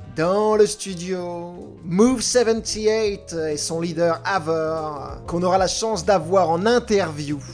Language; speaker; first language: French; native; French